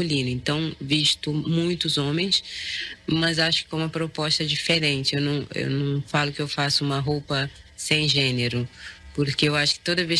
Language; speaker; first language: Portuguese; non-native, local second language; Kabuverdianu